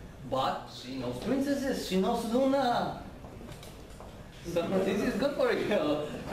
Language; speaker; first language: English; non-native, learner; Polish